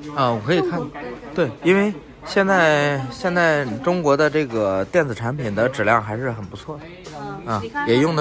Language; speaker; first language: Chinese; native; Chinese